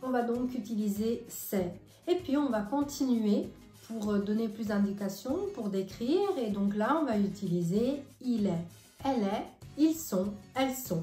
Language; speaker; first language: French; non-native, fluent; Italian